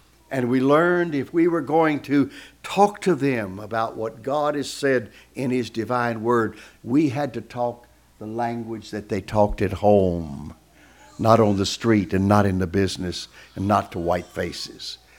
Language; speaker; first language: English; native; English